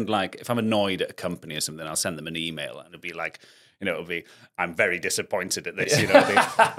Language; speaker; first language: English; non-native, local second language; Welsh